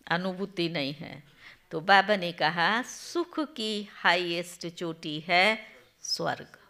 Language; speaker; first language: Hindi; non-native, local second language; Gujarati